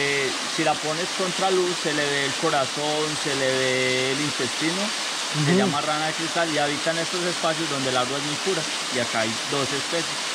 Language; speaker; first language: Spanish; native; Spanish